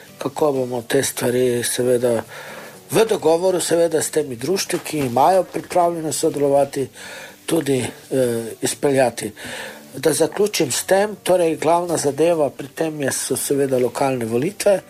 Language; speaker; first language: Slovenian; non-native, local second language; Romany